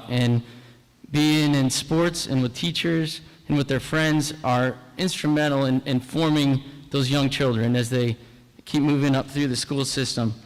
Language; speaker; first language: English; native; English